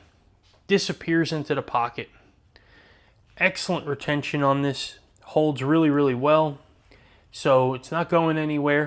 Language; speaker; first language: English; native; English